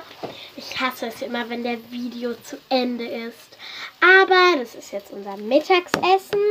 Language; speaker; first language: German; early bilingual, other home language; Arabic